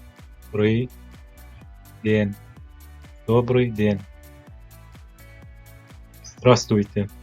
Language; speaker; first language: Russian; non-native, fluent; Turkmen